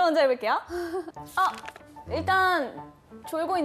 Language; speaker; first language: Korean; native; Korean